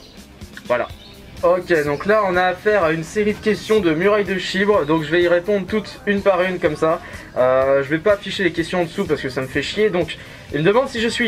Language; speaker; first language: French; native; French